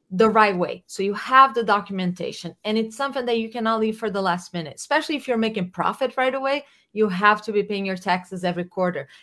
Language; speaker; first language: English; non-native, fluent; Portuguese